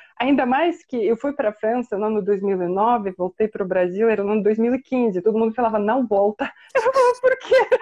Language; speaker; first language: Portuguese; non-native, fluent; Russian